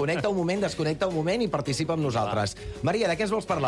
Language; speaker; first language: Catalan; native; Catalan